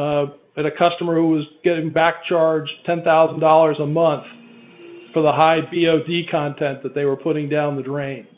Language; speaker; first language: English; native; English